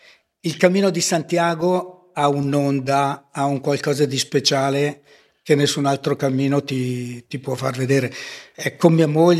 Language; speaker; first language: Italian; native; Italian